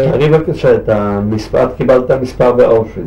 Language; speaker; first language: Hebrew; native; Hebrew